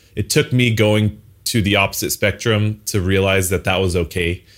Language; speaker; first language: English; native; English